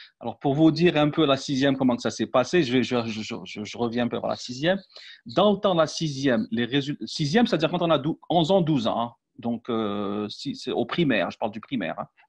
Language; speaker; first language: French; non-native, local second language; Arabic